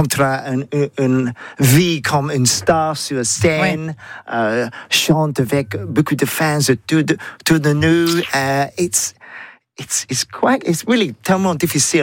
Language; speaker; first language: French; non-native, learner; English